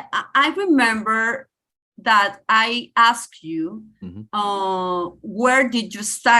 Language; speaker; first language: English; non-native, learner; Spanish